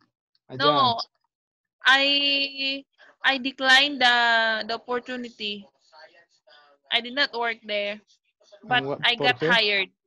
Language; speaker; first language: English; non-native, local second language; Filipino